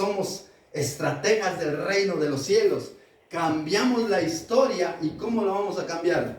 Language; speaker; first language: Spanish; native; Spanish